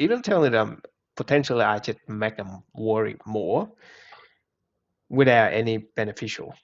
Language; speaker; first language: English; non-native, fluent; Vietnamese